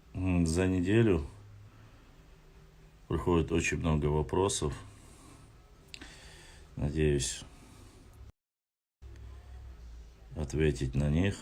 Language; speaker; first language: Russian; non-native, local second language; Chechen